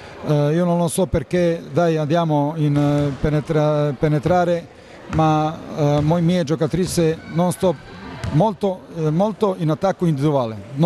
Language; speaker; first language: Italian; non-native, learner; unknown